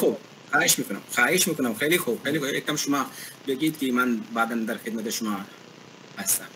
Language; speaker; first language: Persian; non-native, learner; Hindi